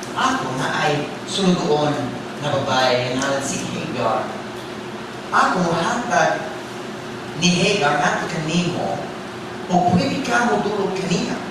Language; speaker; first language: Cebuano; non-native, fluent; English